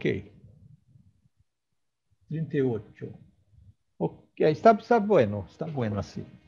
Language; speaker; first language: Spanish; non-native, learner; Portuguese